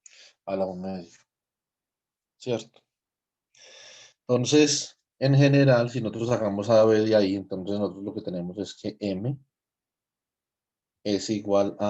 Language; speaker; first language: Spanish; native; Spanish